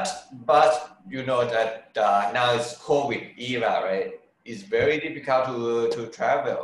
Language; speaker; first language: English; non-native, learner; Thai